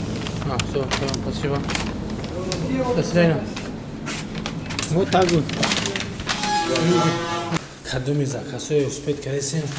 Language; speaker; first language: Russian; non-native, fluent; Tajik